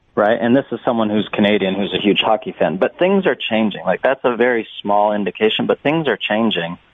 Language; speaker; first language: English; native; English